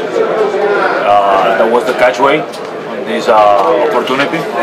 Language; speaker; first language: English; non-native, fluent; Spanish